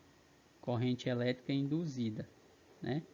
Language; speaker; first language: Portuguese; native; Portuguese